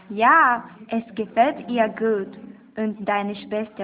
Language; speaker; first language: German; non-native, learner; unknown